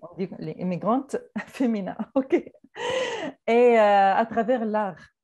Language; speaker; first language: French; non-native, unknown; Arabic